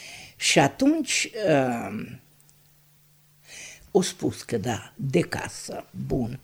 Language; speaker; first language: Romanian; non-native, local second language; Hungarian